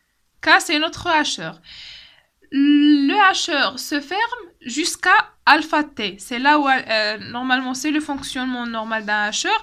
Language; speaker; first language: French; non-native, local second language; Arabic